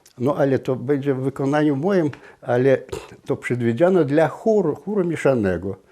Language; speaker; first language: Polish; non-native, local second language; Belarusian